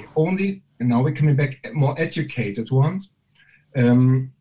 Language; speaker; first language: English; non-native, fluent; German